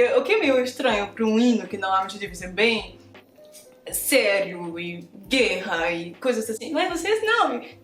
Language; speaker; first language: Portuguese; non-native, fluent; French